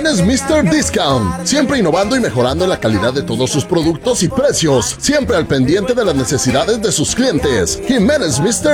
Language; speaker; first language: Spanish; native; Spanish